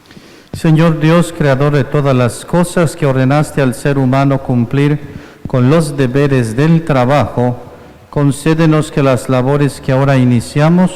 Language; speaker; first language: Spanish; native; Spanish